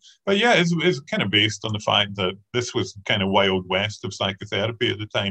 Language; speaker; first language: English; native; English